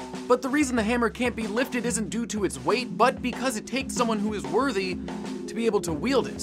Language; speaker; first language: English; native; English